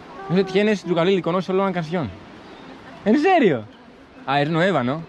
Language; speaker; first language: Spanish; non-native, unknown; Greek